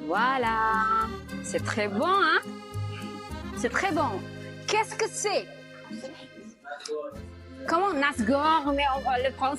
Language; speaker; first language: French; non-native, fluent; Indonesian